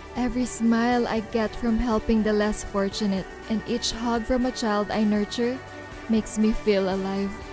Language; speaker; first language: English; non-native, local second language; Pampanga